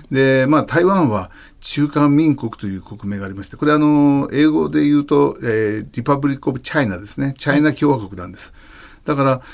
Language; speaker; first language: Japanese; native; Japanese